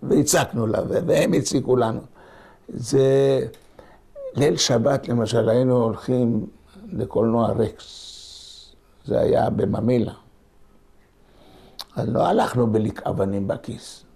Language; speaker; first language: Hebrew; non-native, local second language; Ladino